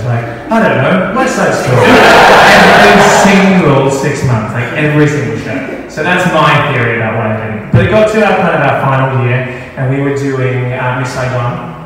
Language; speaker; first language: English; native; English